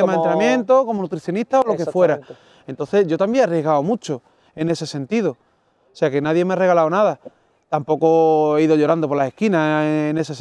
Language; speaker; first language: Spanish; native; Spanish